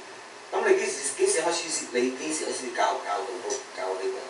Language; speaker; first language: Cantonese; early bilingual, heritage; Cantonese